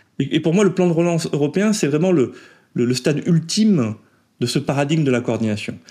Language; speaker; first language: French; native; French